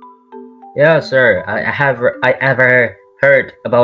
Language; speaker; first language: English; non-native, learner; Indonesian